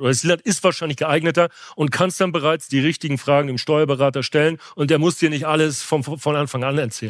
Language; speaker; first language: German; native; German